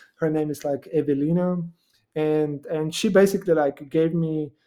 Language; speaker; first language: English; non-native, fluent; Bulgarian